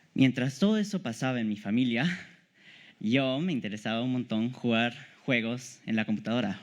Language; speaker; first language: Spanish; early bilingual, heritage; Spanish